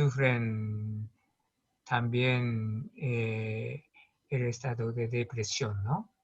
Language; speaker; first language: Spanish; non-native, learner; Japanese